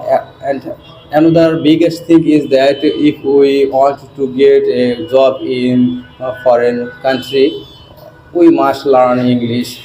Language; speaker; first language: English; non-native, learner; Bangla